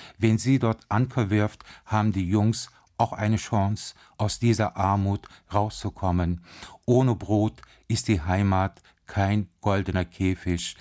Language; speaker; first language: German; early bilingual, other home language; Turkish